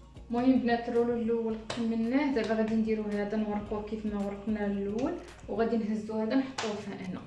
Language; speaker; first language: Arabic; native; Arabic